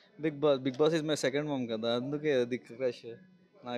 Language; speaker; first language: Telugu; non-native, local second language; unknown